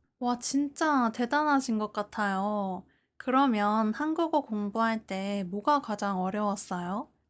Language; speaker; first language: Korean; native; Korean